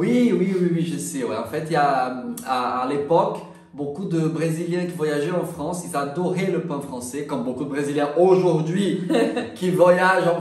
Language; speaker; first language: French; non-native, fluent; Portuguese